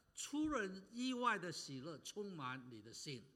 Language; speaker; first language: Chinese; native; Chinese